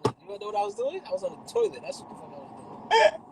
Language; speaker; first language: English; native; English